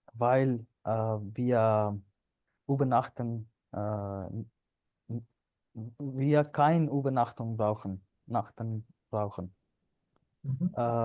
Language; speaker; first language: German; non-native, learner; Punjabi